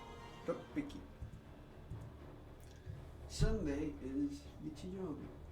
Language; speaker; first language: Japanese; non-native, learner; English